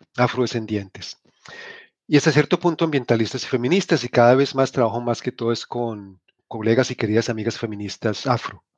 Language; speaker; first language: Spanish; native; Spanish